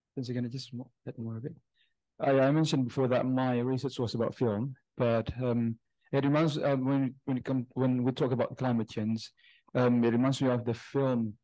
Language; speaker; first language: English; non-native, fluent; Indonesian